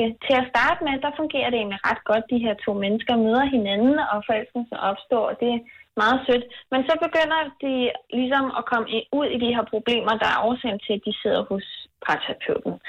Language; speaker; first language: Danish; native; Danish